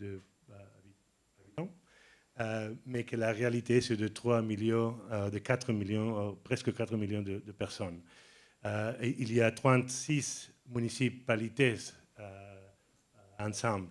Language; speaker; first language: French; non-native, learner; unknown